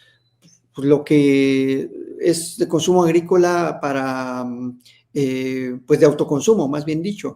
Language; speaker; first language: Spanish; native; Spanish